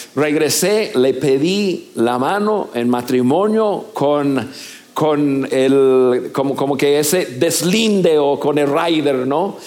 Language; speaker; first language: Spanish; non-native, fluent; English